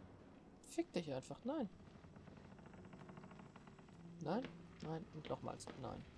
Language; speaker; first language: German; native; German